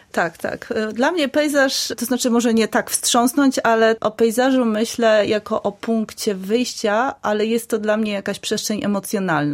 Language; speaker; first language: Polish; native; Polish